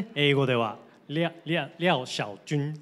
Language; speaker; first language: Japanese; native; Japanese